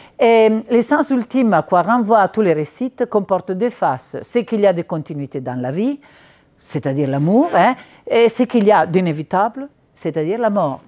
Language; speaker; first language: French; non-native, fluent; Italian